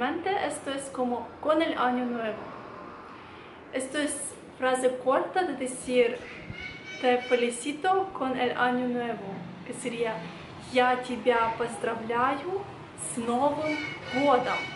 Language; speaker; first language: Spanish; non-native, fluent; Russian